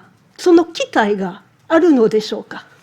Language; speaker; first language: Japanese; non-native, fluent; French